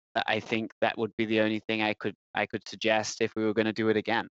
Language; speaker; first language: English; native; English